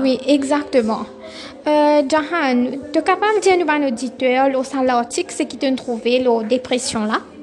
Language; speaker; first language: French; non-native, local second language; Morisyen